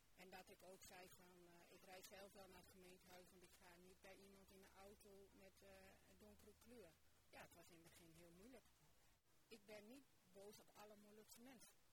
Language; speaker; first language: Dutch; native; Dutch